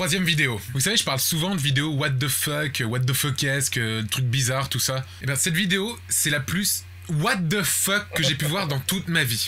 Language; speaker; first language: French; native; French